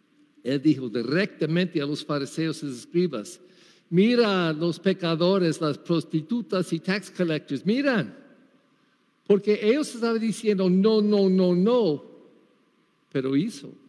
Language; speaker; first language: Spanish; non-native, learner; English